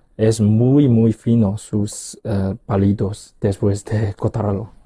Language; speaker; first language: Spanish; non-native, fluent; Chinese